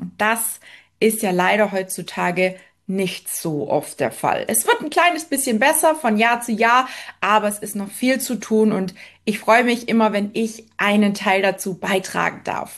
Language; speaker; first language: German; native; German